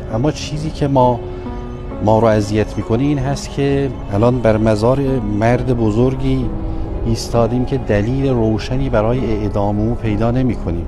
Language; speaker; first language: Persian; native; Persian